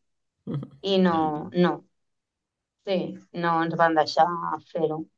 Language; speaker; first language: Catalan; non-native, local second language; Spanish